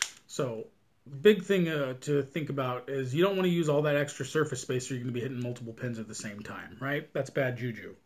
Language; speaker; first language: English; native; English